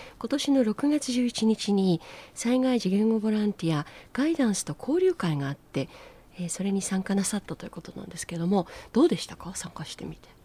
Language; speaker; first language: Japanese; native; Japanese